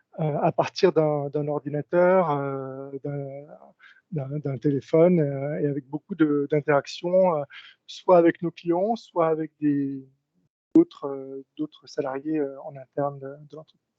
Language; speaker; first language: French; native; French